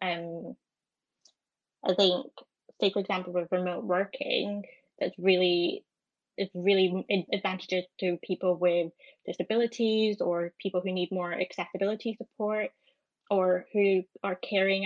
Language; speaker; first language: English; native; English